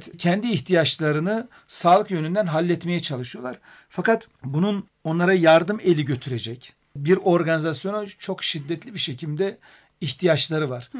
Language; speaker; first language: Turkish; native; Turkish